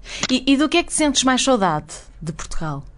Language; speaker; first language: Portuguese; native; Portuguese